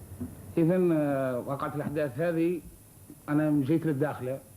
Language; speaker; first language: Arabic; native; Arabic